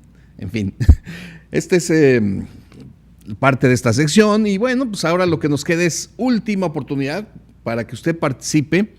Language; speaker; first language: Spanish; native; Spanish